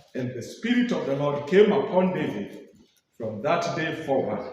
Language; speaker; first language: English; non-native, local second language; Swahili